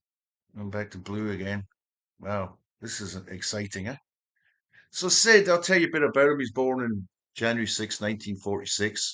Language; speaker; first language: English; native; English